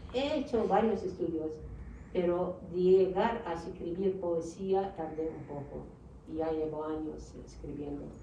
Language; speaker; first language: Spanish; non-native, fluent; Arabic